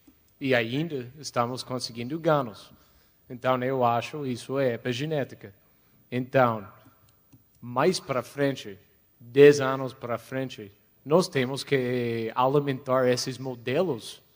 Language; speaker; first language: Portuguese; non-native, fluent; English